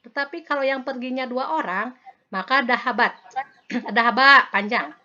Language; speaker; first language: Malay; non-native, local second language; Sundanese